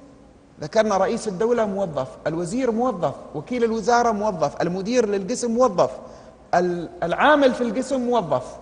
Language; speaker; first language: Arabic; native; Arabic